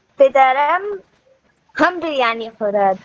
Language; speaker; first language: Persian; non-native, learner; Urdu